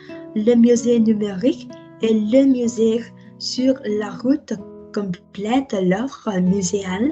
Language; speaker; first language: French; non-native, learner; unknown